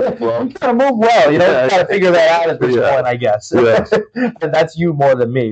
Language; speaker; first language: English; native; English